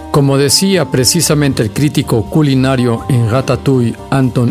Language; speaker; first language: Spanish; native; Spanish